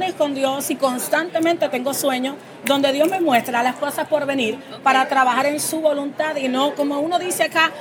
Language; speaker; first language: Spanish; early bilingual, heritage; Spanish